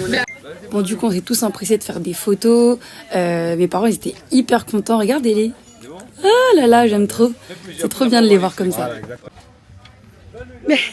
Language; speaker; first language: French; native; French